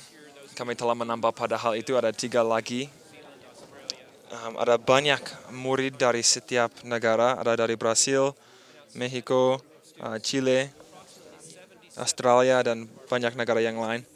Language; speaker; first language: Indonesian; non-native, fluent; English